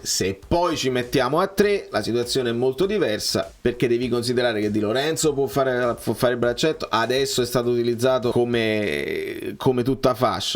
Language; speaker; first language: Italian; native; Italian